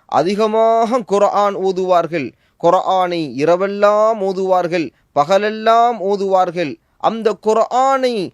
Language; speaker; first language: Tamil; native; Tamil